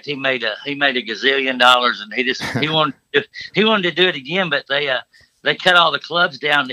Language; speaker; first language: English; native; English